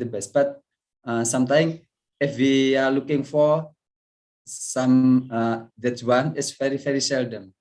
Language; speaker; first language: English; non-native, learner; Indonesian